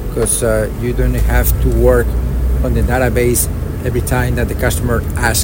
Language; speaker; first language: English; non-native, fluent; Spanish